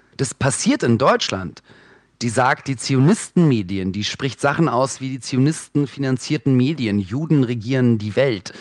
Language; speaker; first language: German; early bilingual, other home language; Russian